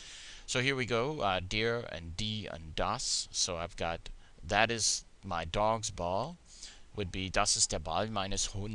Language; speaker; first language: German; non-native, fluent; English